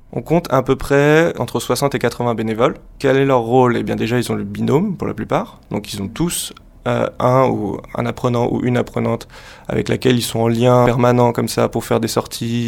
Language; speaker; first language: French; native; French